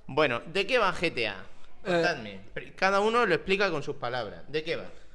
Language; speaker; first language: Spanish; native; Spanish